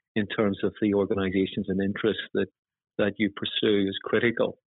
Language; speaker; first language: English; native; English